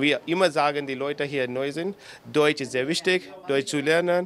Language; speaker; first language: German; non-native, learner; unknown